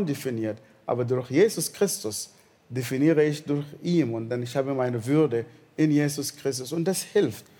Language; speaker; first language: German; non-native, fluent; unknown